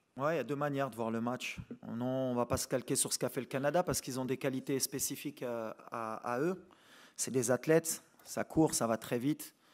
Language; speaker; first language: French; native; French